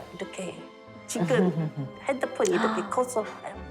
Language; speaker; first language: Korean; non-native, learner; Chinese